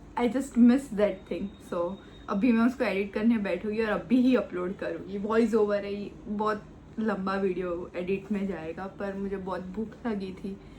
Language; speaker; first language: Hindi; non-native, local second language; Gujarati